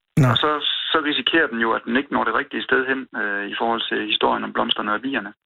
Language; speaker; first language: Danish; native; Danish